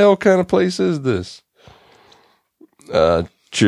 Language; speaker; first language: English; native; English